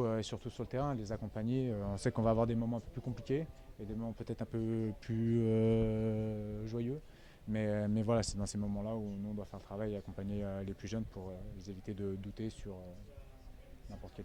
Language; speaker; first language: French; native; French